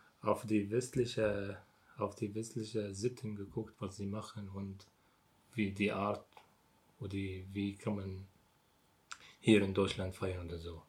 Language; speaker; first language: German; non-native, learner; Arabic